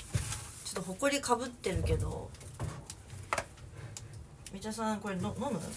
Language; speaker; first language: Japanese; native; Japanese